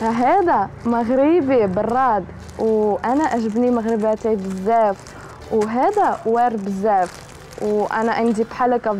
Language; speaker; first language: Arabic; non-native, learner; Russian